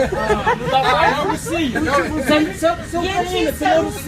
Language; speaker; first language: Ukrainian; non-native, learner; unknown